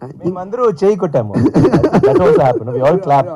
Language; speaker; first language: Telugu; non-native, fluent; Tamil